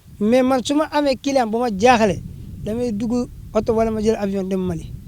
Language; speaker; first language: Wolof; native; Wolof